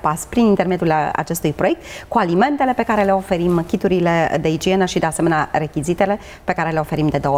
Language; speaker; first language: Romanian; native; Romanian